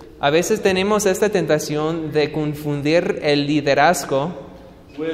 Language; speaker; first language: Spanish; non-native, fluent; English